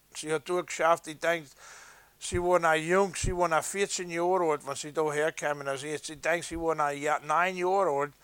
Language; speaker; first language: German; early bilingual, heritage; English